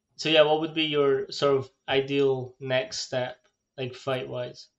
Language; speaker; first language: English; native; English